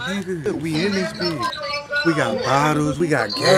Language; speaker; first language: English; native; English